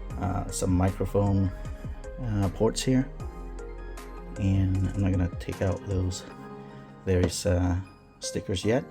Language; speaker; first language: English; native; English